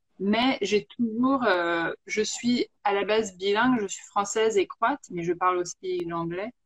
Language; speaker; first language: French; native; French